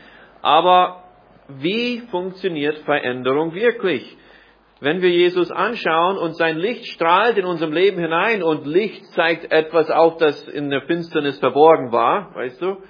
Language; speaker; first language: German; non-native, fluent; English